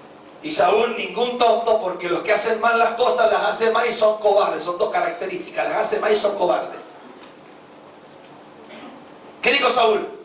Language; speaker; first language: Spanish; native; Spanish